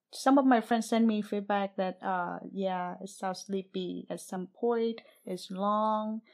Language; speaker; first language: English; non-native, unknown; Vietnamese